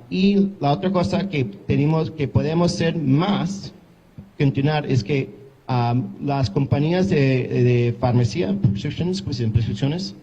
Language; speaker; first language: Spanish; early bilingual, heritage; English